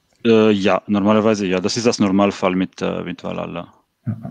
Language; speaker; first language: German; non-native, fluent; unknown